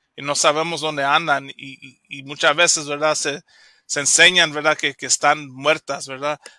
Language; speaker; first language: Spanish; early bilingual, heritage; Spanish